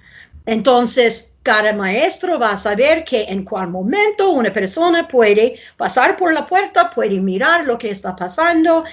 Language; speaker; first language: Spanish; non-native, fluent; English